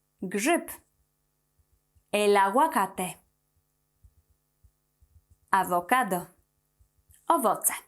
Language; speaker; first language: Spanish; non-native, fluent; Polish